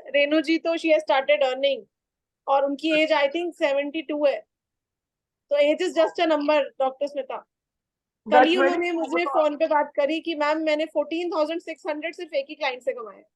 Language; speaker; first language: Hindi; native; Hindi